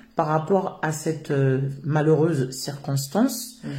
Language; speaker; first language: French; native; French